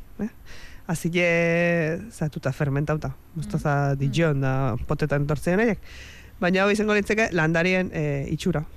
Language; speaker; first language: Basque; native; Basque